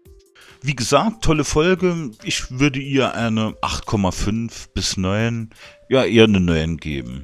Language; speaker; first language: German; native; German